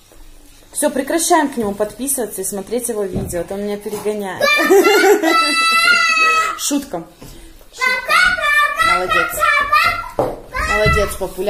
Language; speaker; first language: Russian; native; Russian